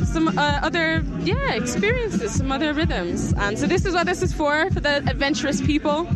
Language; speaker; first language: English; native; English